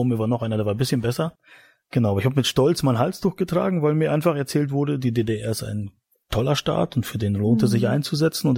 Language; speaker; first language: German; native; German